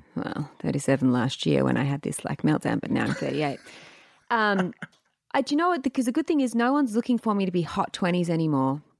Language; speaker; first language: English; native; English